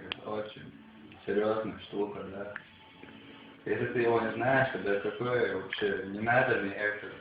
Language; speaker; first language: Russian; non-native, local second language; Chechen